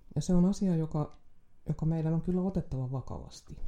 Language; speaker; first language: Finnish; non-native, local second language; Swedish